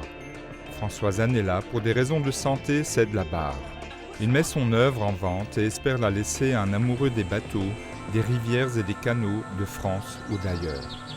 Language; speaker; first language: French; native; French